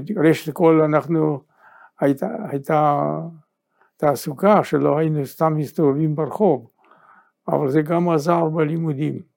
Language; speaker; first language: Hebrew; non-native, fluent; Yiddish